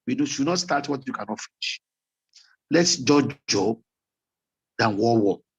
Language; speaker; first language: English; non-native, local second language; Yoruba